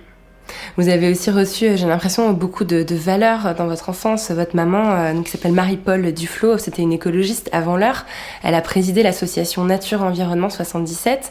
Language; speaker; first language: French; native; French